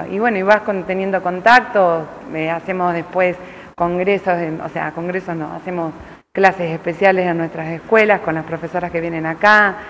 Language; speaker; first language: Spanish; native; Spanish